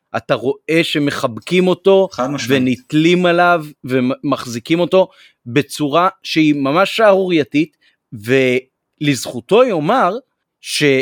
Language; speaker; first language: Hebrew; native; Hebrew